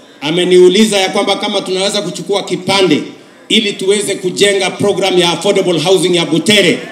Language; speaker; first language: Swahili; non-native, local second language; Kalenjin